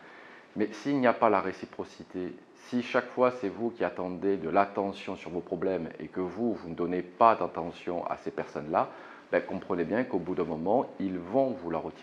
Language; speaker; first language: French; native; French